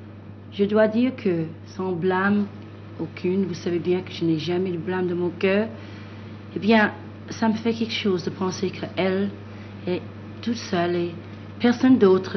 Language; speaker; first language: French; non-native, fluent; English